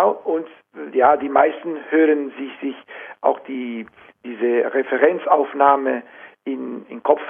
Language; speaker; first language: German; non-native, fluent; Italian